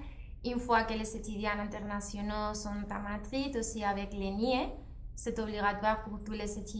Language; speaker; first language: French; non-native, fluent; Spanish